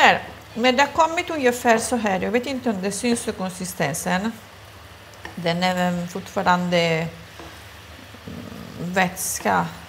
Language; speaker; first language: Swedish; non-native, fluent; Italian